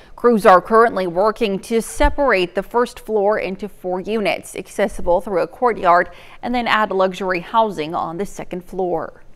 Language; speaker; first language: English; native; English